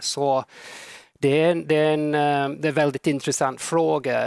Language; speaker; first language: Swedish; non-native, fluent; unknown